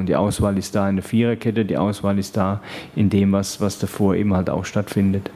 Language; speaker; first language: German; native; German